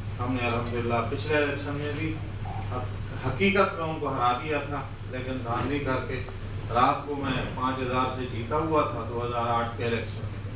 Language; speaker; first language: Urdu; non-native, local second language; Saraiki